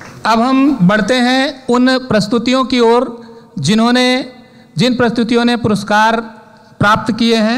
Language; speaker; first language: Hindi; native; Hindi